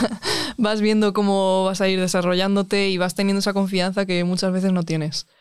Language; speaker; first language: Spanish; native; Spanish